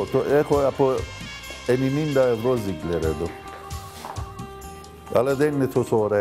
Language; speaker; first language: Greek; non-native, learner; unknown